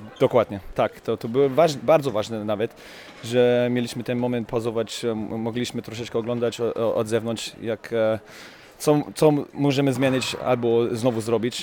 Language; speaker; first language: Polish; non-native, fluent; German